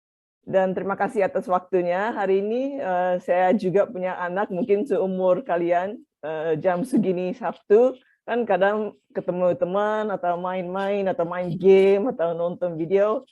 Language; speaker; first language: Indonesian; non-native, fluent; Japanese